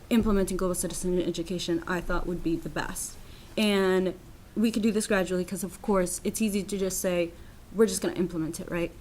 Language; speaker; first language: English; non-native, fluent; Spanish